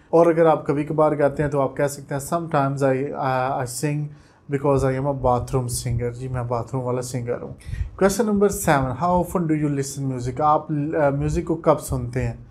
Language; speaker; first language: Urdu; non-native, local second language; Punjabi